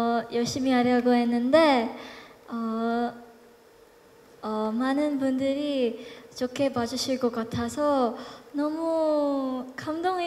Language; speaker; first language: Korean; non-native, learner; Filipino